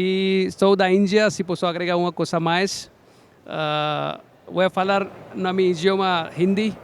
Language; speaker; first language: Portuguese; non-native, learner; Hindi